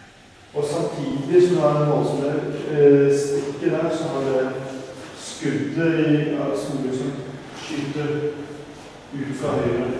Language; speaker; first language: Norwegian; native; Norwegian